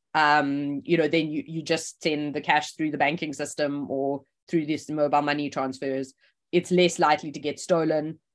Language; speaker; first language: English; native; English